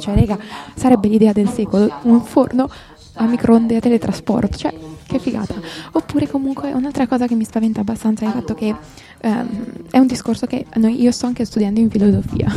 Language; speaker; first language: Italian; native; Italian